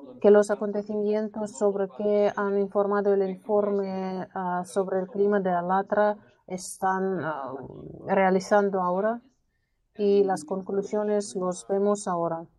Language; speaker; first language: Spanish; non-native, learner; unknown